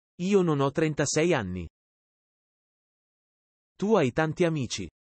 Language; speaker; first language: Italian; non-native, fluent; Russian